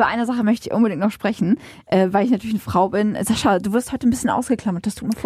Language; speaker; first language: German; early bilingual, other home language; Arabic